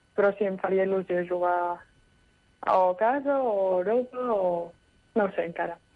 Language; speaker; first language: Catalan; native; Catalan